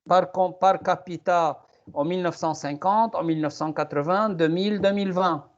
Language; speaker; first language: French; non-native, local second language; Arabic